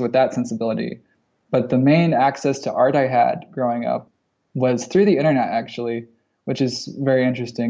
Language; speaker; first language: English; native; English